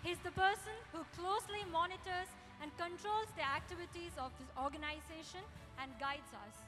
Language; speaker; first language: English; non-native, local second language; Malayalam